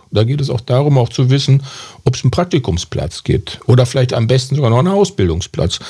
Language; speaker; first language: German; native; German